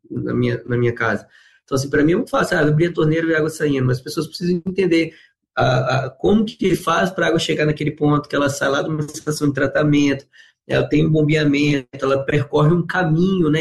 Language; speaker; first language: Portuguese; native; Portuguese